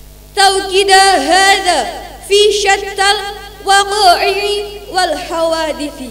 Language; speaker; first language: Arabic; non-native, learner; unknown